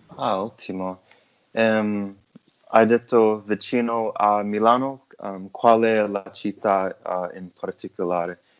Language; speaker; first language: Italian; non-native, learner; English